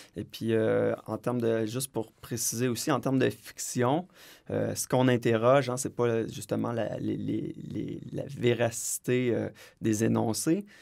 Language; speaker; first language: French; native; French